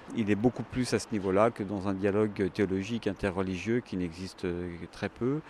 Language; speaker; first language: French; native; French